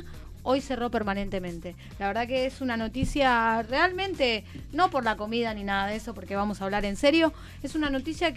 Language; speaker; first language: Spanish; native; Spanish